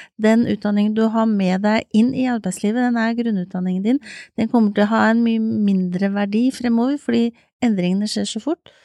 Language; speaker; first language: Norwegian; native; Norwegian